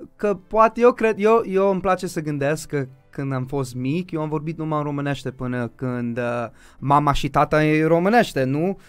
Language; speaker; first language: Romanian; early bilingual, heritage; Romanian